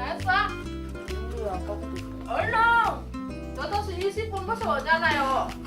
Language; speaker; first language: Korean; non-native, learner; Vietnamese